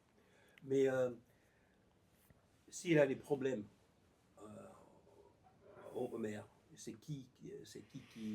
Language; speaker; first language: French; non-native, learner; English